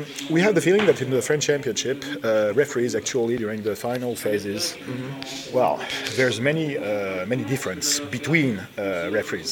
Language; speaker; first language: English; non-native, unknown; French